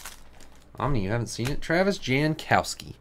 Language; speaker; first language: English; native; English